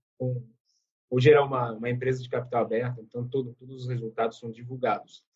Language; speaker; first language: Portuguese; non-native, fluent; French